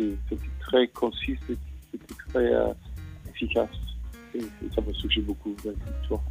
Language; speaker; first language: French; non-native, fluent; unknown